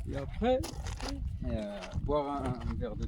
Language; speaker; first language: French; non-native, learner; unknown